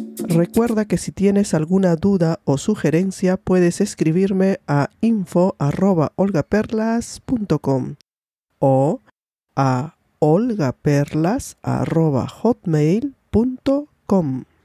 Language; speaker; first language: Spanish; native; Spanish